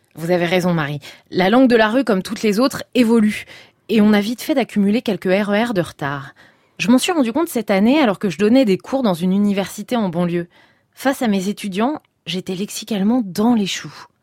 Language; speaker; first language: French; native; French